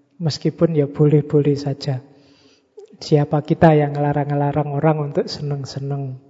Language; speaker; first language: Indonesian; native; Indonesian